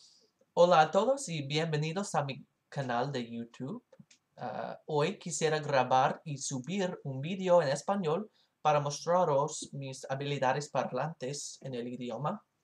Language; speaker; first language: Spanish; non-native, learner; English